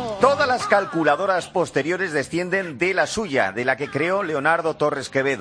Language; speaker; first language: Spanish; native; Spanish